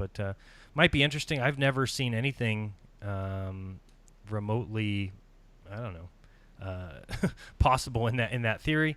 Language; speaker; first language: English; native; English